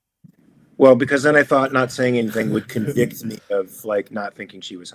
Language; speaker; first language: English; native; English